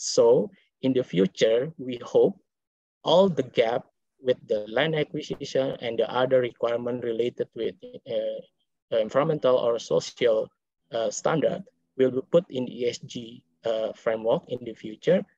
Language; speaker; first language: English; non-native, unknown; Indonesian